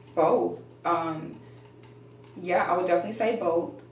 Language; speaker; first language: English; native; English